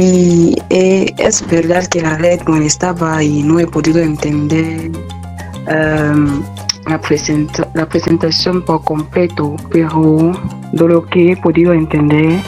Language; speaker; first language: Spanish; non-native, fluent; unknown